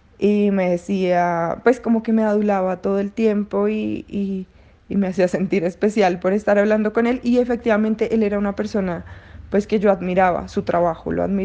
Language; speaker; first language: Spanish; native; Spanish